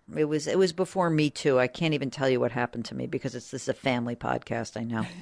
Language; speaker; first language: English; native; English